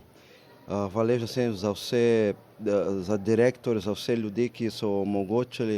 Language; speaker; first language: Slovenian; non-native, learner; Portuguese